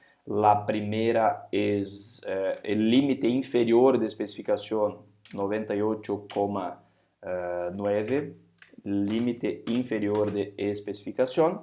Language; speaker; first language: Spanish; non-native, fluent; Portuguese